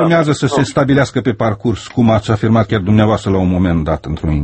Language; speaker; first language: Romanian; native; Romanian